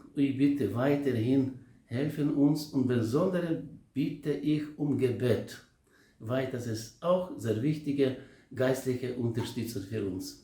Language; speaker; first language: German; non-native, learner; Ukrainian